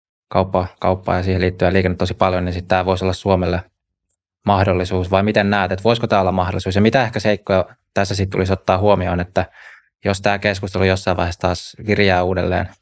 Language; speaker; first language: Finnish; native; Finnish